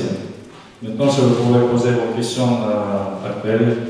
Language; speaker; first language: French; non-native, fluent; Chechen